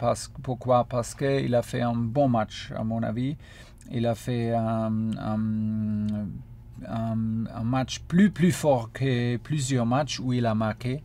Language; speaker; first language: French; non-native, fluent; German